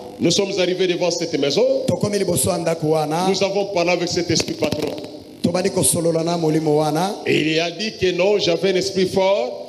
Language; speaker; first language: French; non-native, local second language; Lingala